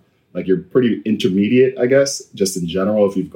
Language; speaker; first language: English; native; English